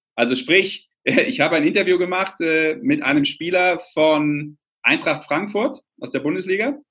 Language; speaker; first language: German; non-native, fluent; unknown